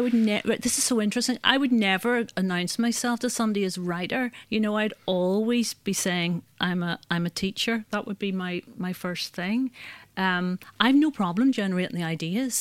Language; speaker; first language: English; native; English